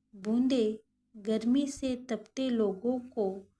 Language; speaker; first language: Hindi; non-native, local second language; Marathi